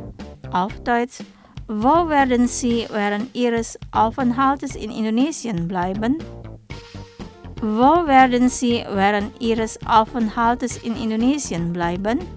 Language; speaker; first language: German; non-native, fluent; Indonesian